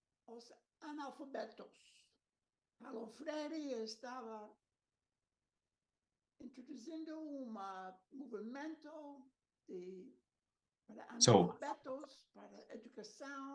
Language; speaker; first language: Portuguese; non-native, learner; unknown